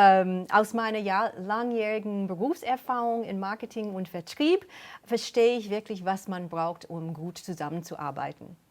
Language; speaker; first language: German; non-native, fluent; English